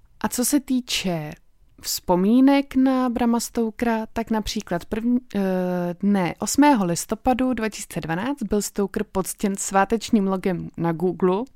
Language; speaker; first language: Czech; native; Czech